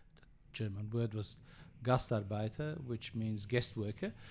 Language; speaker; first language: English; early bilingual, other home language; Croatian